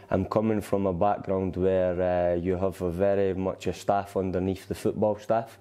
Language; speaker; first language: English; native; English